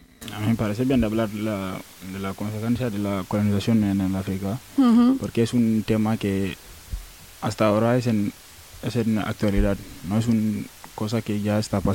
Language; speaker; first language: Spanish; non-native, learner; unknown